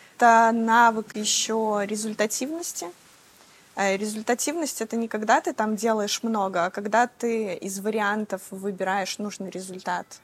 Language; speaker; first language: Russian; native; Russian